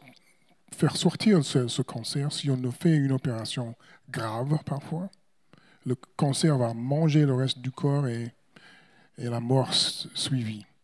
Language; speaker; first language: French; non-native, fluent; English